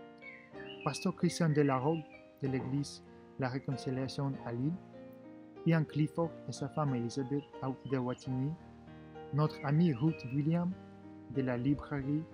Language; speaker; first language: French; non-native, fluent; Russian